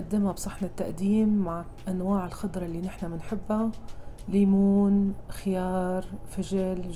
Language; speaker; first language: Arabic; native; Arabic